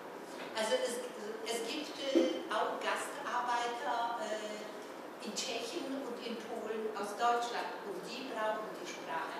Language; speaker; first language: German; non-native, fluent; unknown